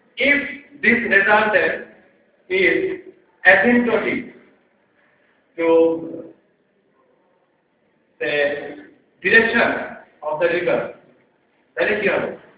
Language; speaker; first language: English; non-native, local second language; Bangla